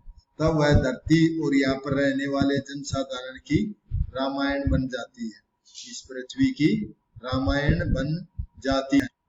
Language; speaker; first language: Hindi; native; Hindi